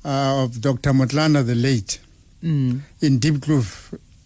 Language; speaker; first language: English; non-native, local second language; Tswana